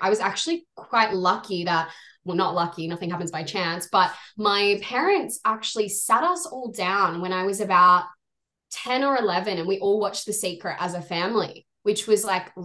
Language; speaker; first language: English; native; English